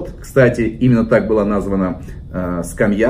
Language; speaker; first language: Russian; native; Russian